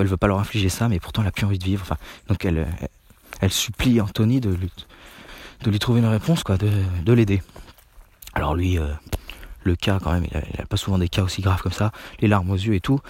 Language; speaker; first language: French; native; French